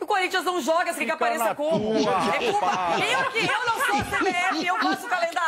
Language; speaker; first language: Portuguese; native; Portuguese